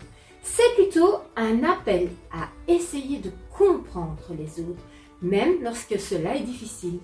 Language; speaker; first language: French; native; French